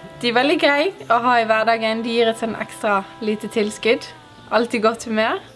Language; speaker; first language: Norwegian; native; Norwegian